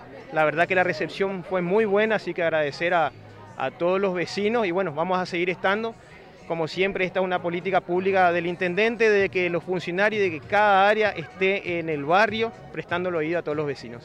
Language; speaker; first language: Spanish; native; Spanish